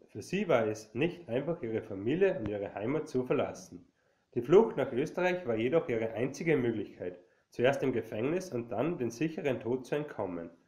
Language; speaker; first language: German; native; German